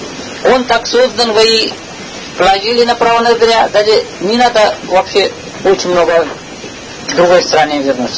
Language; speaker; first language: Russian; non-native, learner; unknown